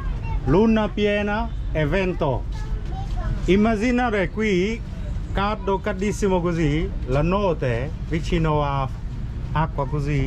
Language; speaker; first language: Italian; non-native, learner; Vietnamese